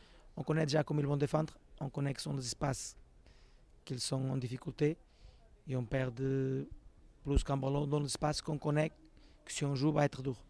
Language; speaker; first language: French; non-native, fluent; Portuguese